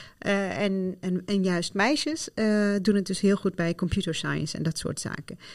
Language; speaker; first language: Dutch; non-native, fluent; Arabic